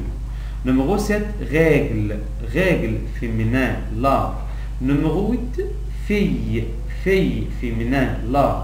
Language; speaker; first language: French; non-native, local second language; Arabic